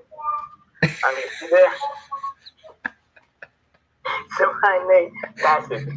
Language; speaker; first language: Greek; non-native, learner; Spanish